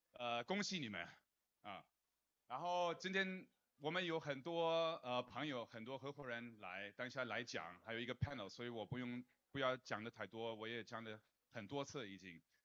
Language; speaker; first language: Chinese; non-native, fluent; English